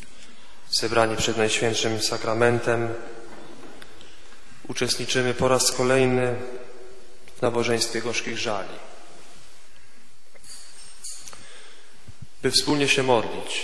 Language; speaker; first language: Polish; native; Polish